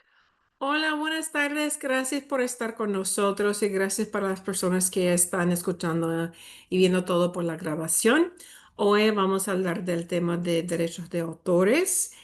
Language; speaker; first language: Spanish; early bilingual, heritage; Spanish